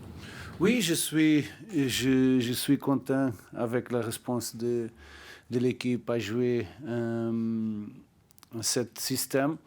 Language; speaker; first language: French; non-native, learner; Portuguese